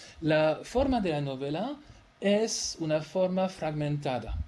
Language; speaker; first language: Spanish; non-native, fluent; French